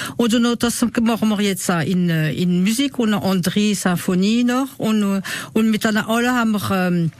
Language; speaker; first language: German; non-native, local second language; French